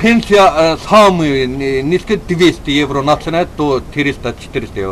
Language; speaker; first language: Russian; non-native, learner; Azerbaijani